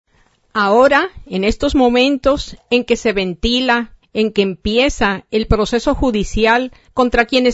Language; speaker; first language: Spanish; native; Spanish